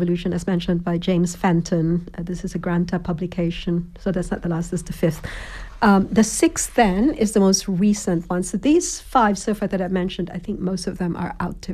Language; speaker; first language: English; non-native, local second language; Cebuano